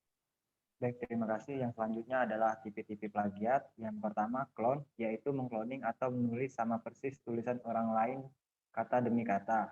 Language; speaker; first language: Indonesian; native; Indonesian